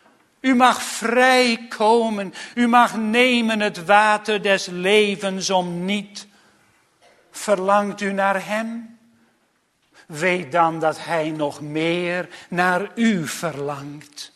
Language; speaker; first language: Dutch; native; Dutch